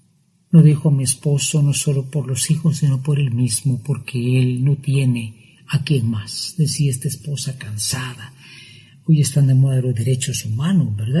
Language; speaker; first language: Spanish; native; Spanish